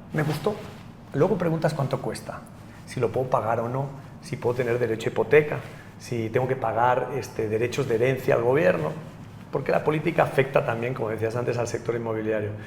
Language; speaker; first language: Spanish; native; Spanish